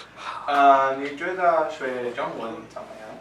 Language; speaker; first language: Chinese; non-native, learner; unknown